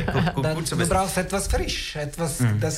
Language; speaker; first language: German; non-native, learner; Italian